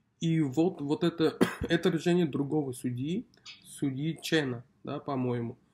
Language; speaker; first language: Russian; non-native, local second language; Uzbek